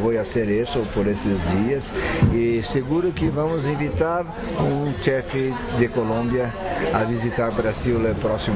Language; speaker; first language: Spanish; non-native, fluent; Portuguese